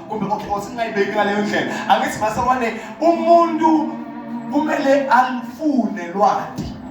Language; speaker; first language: Zulu; non-native, local second language; Swati